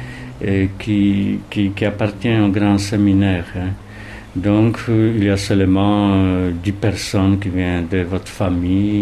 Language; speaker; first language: French; non-native, fluent; Polish